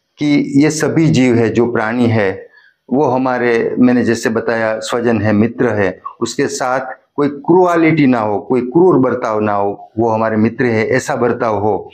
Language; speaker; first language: Hindi; non-native, local second language; Gujarati